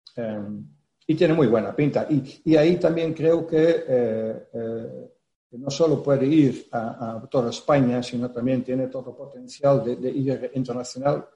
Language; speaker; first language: Spanish; non-native, fluent; Dutch